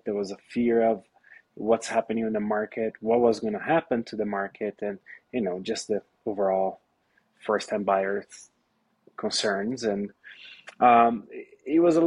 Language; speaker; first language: English; non-native, fluent; Portuguese